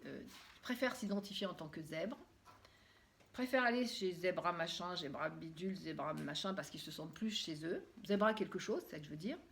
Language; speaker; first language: French; native; French